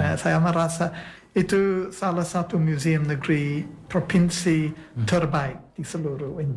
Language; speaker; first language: Indonesian; non-native, fluent; English